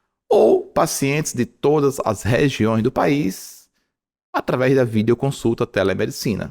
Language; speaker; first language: Portuguese; native; Portuguese